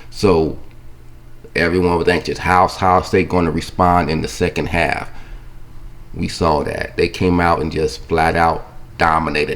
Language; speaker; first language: English; native; English